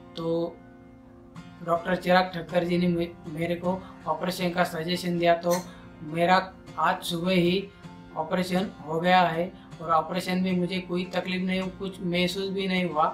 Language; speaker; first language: Hindi; non-native, local second language; Marathi